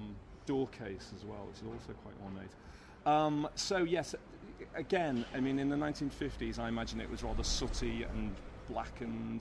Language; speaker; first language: English; native; English